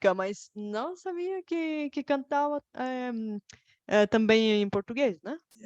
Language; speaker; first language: Portuguese; non-native, fluent; Bulgarian